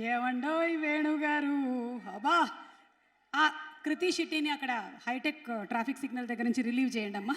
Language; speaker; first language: Telugu; native; Telugu